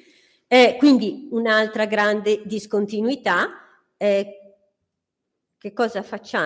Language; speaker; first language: Italian; native; Italian